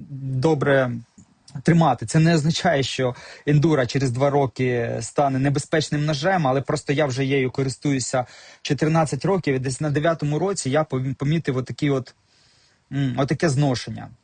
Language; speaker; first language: Ukrainian; native; Ukrainian